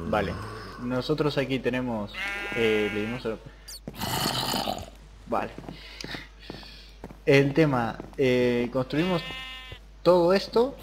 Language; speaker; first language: Spanish; native; Spanish